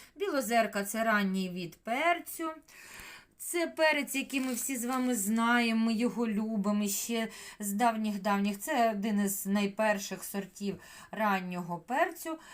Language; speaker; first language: Ukrainian; native; Ukrainian